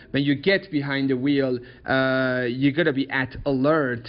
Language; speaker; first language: English; non-native, fluent; Persian